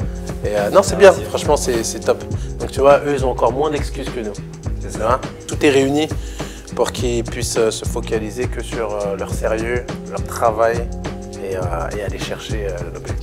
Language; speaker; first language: French; native; French